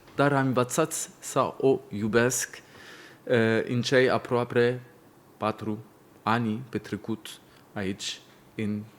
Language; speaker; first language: Romanian; non-native, learner; French